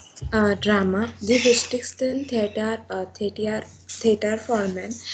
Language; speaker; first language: German; non-native, learner; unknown